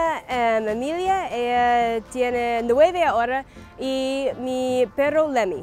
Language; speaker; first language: Spanish; non-native, learner; English